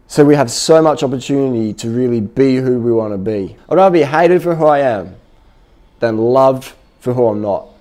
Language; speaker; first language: English; native; English